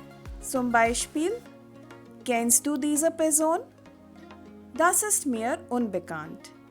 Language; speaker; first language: German; non-native, fluent; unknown